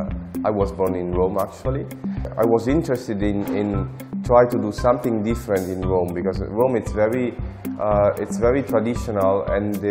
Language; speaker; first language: English; non-native, fluent; Italian